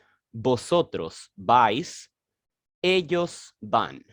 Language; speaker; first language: Spanish; non-native, learner; French